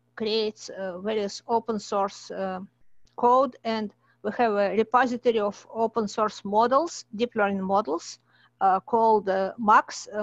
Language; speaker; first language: English; non-native, fluent; Russian